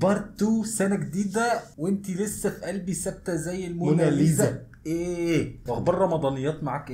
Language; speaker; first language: Arabic; native; Arabic